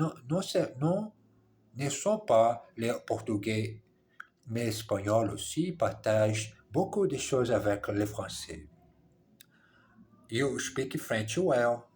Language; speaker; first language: French; non-native, learner; English